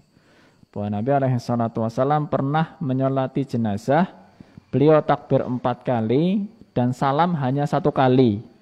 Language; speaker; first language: Indonesian; non-native, local second language; Javanese